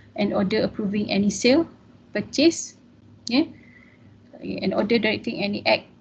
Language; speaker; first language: English; non-native, local second language; Malay